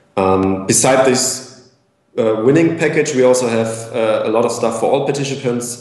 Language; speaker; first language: English; non-native, fluent; German